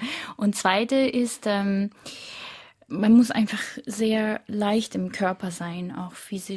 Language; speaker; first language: German; early bilingual, other home language; Korean